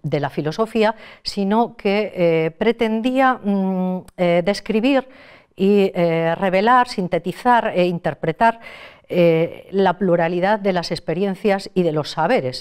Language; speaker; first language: Spanish; native; Spanish